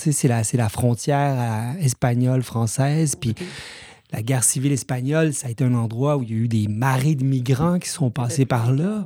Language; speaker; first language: French; native; French